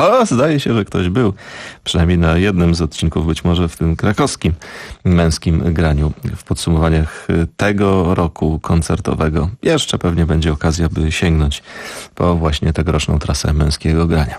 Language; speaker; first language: Polish; native; Polish